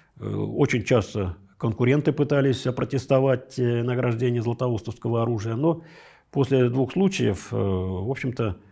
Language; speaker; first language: Russian; native; Russian